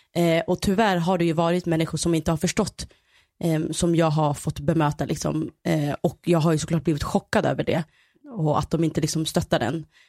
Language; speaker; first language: Swedish; early bilingual, other home language; Somali